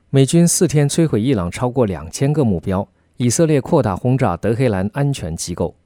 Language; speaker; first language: Chinese; native; Chinese